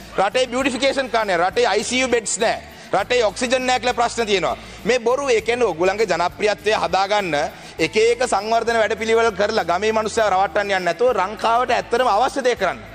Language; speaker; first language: Sinhala; non-native, local second language; Tamil